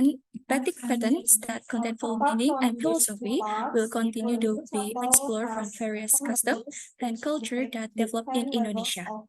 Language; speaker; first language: English; non-native, learner; Indonesian